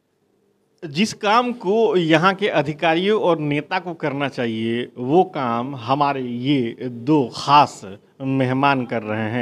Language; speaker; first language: Hindi; native; Hindi